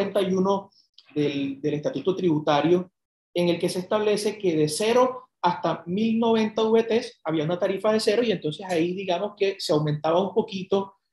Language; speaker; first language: Spanish; native; Spanish